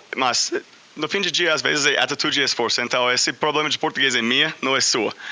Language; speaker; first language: Portuguese; non-native, learner; English